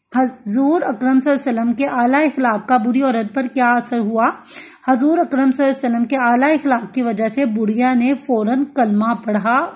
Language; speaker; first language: Urdu; non-native, local second language; Punjabi